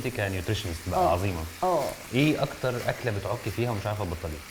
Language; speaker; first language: Arabic; native; Arabic